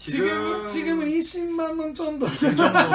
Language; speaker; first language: Korean; non-native, learner; Japanese